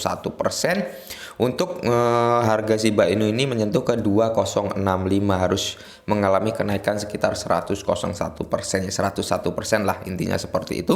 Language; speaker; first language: Indonesian; native; Indonesian